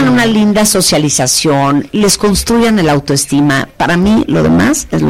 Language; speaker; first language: Spanish; native; Spanish